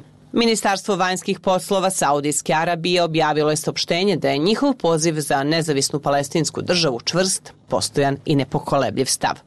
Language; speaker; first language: Serbian; native; Serbian